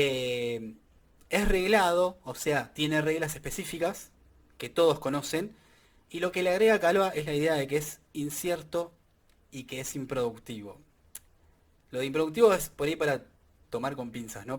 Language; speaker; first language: Spanish; native; Spanish